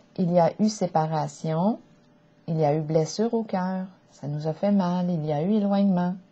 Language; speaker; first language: French; native; French